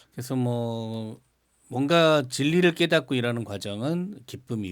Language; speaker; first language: Korean; native; Korean